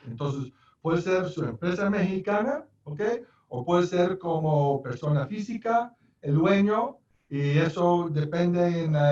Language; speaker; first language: Spanish; non-native, fluent; English